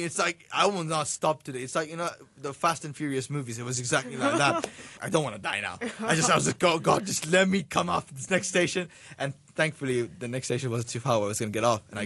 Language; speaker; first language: English; non-native, local second language; Bangla